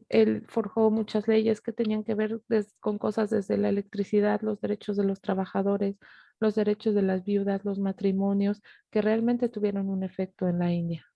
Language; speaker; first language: Spanish; native; Spanish